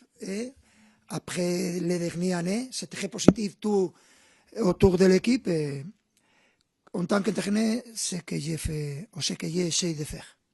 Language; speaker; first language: French; non-native, fluent; Spanish